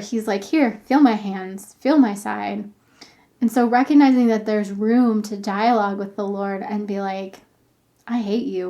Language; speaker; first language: English; native; English